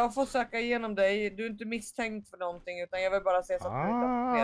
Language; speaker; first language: Swedish; native; Swedish